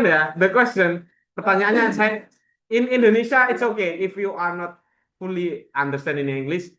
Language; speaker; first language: English; non-native, learner; Indonesian